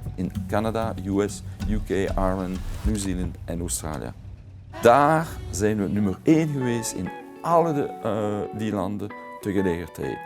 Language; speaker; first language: Dutch; non-native, local second language; French